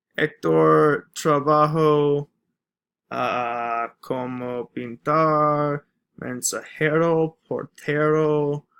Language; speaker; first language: Spanish; non-native, learner; English